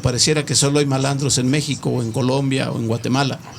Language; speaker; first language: Spanish; native; Spanish